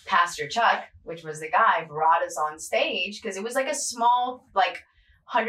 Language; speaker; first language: English; early bilingual, other home language; Spanish